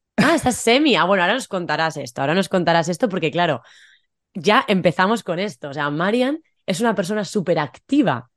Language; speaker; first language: Spanish; native; Spanish